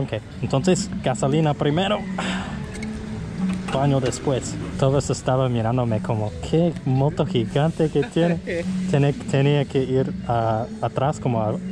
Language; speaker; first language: Spanish; non-native, learner; English